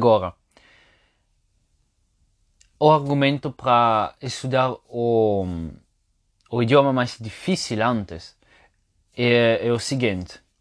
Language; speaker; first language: Portuguese; non-native, fluent; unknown